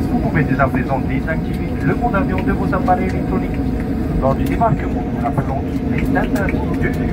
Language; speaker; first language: French; native; French